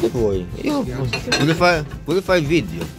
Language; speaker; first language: Italian; non-native, learner; Filipino